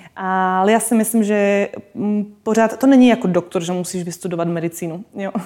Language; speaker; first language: Czech; non-native, local second language; Slovak